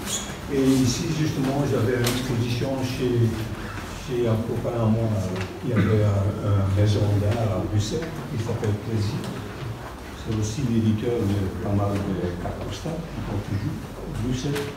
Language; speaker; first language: French; non-native, local second language; Dutch